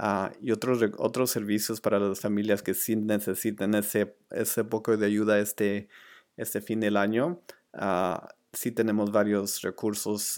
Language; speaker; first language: Spanish; early bilingual, other home language; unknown